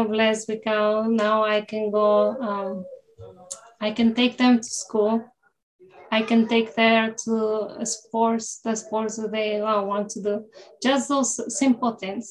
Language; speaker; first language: English; early bilingual, other home language; Spanish